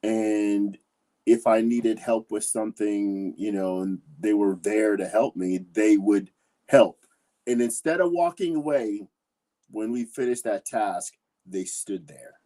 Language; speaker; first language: English; native; English